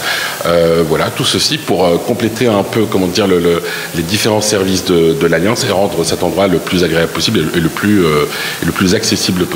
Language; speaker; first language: French; non-native, local second language; Arabic